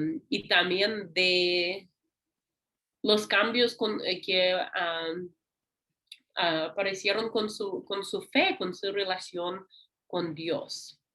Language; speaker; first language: Spanish; non-native, learner; English